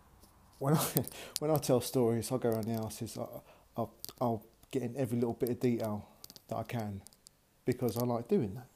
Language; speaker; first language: English; native; English